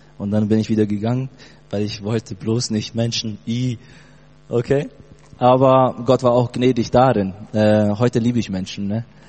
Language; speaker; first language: German; early bilingual, other home language; Portuguese